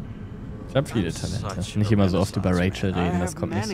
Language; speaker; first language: German; native; German